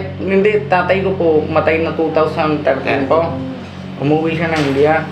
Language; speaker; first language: Filipino; non-native, learner; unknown